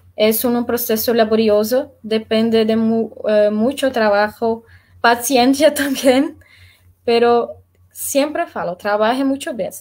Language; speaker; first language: Spanish; non-native, learner; Portuguese